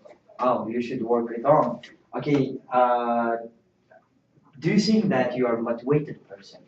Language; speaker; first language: English; non-native, learner; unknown